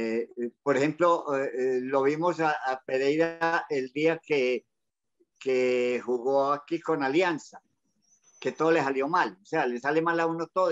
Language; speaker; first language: Spanish; native; Spanish